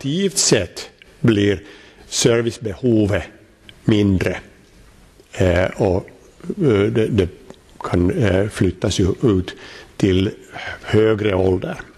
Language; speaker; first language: Swedish; non-native, local second language; Finnish